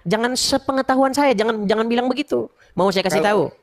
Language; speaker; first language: Indonesian; native; Indonesian